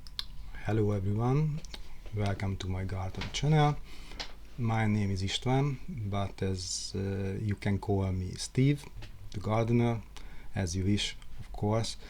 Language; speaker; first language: English; non-native, learner; Hungarian